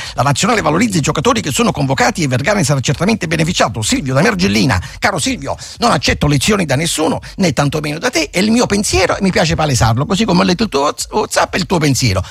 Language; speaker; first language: Italian; native; Italian